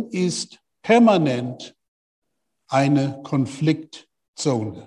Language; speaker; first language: German; non-native, fluent; English